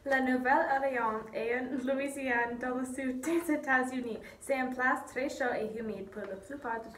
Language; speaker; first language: French; non-native, learner; English